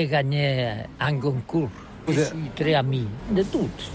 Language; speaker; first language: French; non-native, learner; Catalan